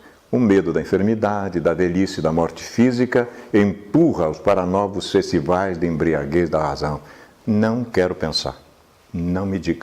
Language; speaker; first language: Portuguese; native; Portuguese